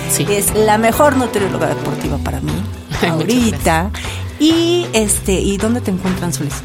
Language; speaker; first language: Spanish; native; Spanish